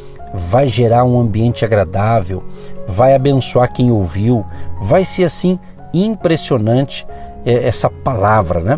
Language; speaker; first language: Portuguese; native; Portuguese